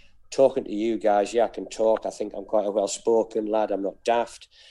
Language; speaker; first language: English; native; English